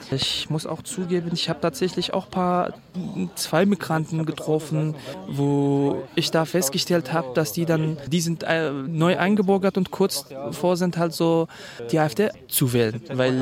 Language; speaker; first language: German; non-native, fluent; Kurdish